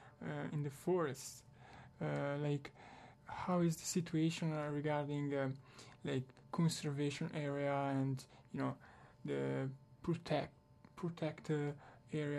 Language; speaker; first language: English; non-native, learner; Italian